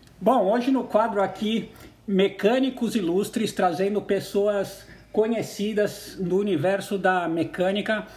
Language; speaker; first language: Portuguese; native; Portuguese